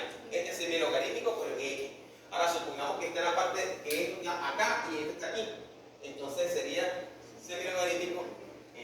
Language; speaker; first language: Spanish; native; Spanish